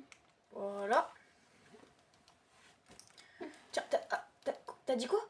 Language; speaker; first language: French; native; French